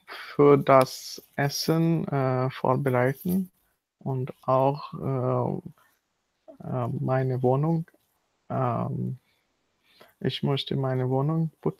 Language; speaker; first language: German; non-native, learner; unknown